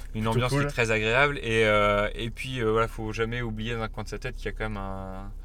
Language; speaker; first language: French; native; French